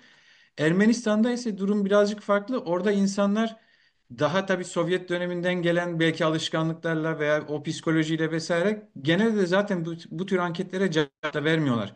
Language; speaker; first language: Turkish; native; Turkish